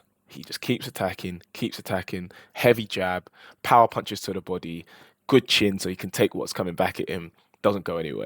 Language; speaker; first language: English; native; English